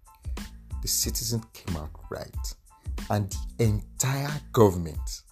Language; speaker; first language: English; non-native, local second language; Yoruba